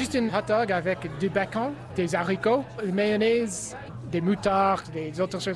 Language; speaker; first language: French; non-native, learner; English